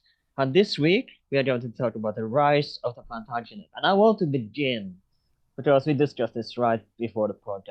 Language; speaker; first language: English; non-native, fluent; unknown